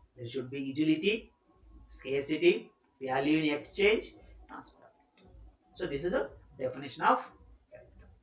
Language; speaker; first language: English; non-native, local second language; Telugu